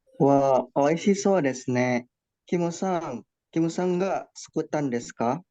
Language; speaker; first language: Japanese; non-native, learner; Indonesian